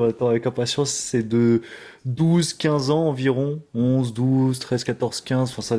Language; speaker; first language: French; native; French